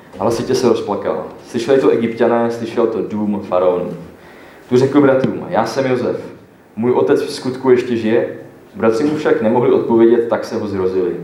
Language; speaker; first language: Czech; native; Czech